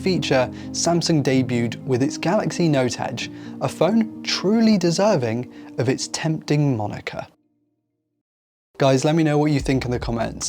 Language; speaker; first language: English; native; English